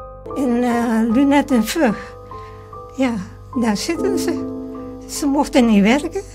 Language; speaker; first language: Dutch; early bilingual, other home language; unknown